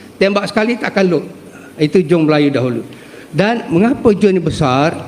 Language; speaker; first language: Malay; native; Malay